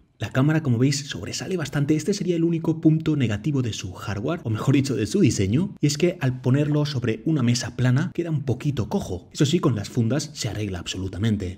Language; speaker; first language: Spanish; native; Spanish